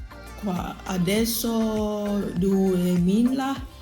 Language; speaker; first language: Italian; non-native, learner; Thai